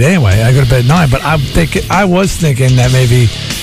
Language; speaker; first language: English; native; English